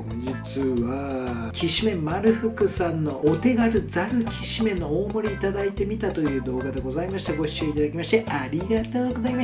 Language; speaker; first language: Japanese; native; Japanese